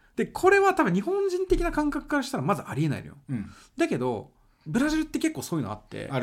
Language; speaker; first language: Japanese; early bilingual, other home language; Portuguese